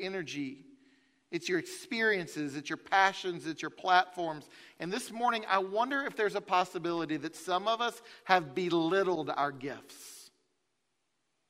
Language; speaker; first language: English; native; English